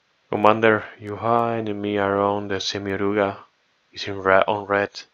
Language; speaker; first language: English; non-native, learner; Spanish